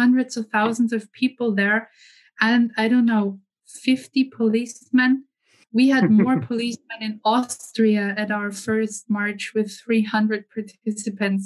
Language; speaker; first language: English; non-native, fluent; German